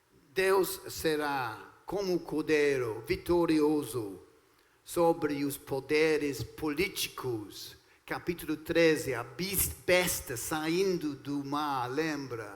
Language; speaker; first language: Portuguese; non-native, fluent; English